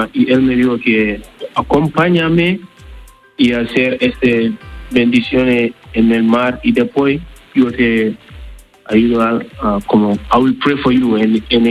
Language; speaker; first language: Spanish; non-native, learner; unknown